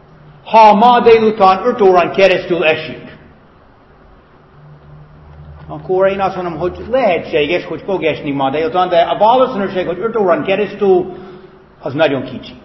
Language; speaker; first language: Hungarian; non-native, fluent; English